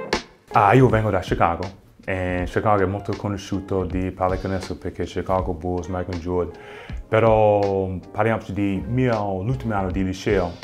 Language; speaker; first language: Italian; non-native, fluent; English